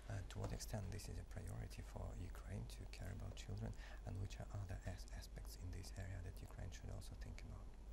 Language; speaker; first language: English; non-native, fluent; Ukrainian